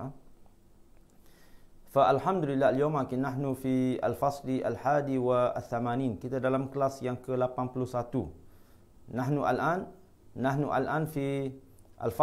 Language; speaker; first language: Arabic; non-native, fluent; Malay